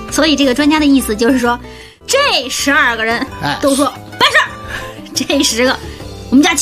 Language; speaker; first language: Chinese; native; Chinese